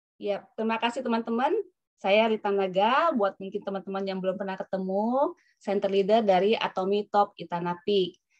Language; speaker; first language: Indonesian; native; Indonesian